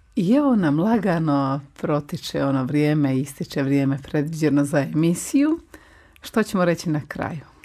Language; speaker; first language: Croatian; native; Croatian